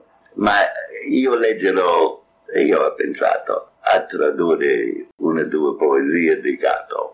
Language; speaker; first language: Italian; non-native, fluent; English